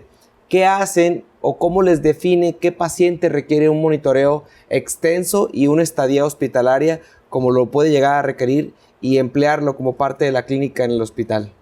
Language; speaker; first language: Spanish; native; Spanish